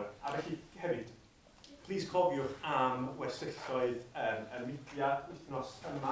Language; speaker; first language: Welsh; native; Welsh